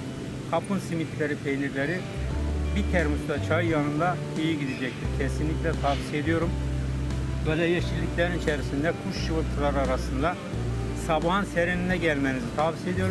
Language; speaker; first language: Turkish; native; Turkish